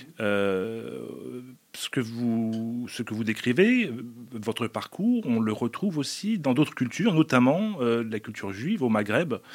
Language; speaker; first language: French; native; French